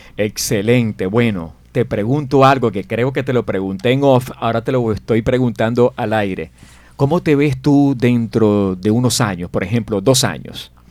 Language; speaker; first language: Spanish; native; Spanish